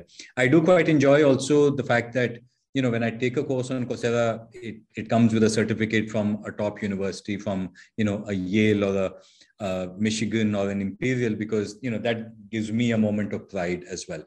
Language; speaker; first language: English; non-native, local second language; Hindi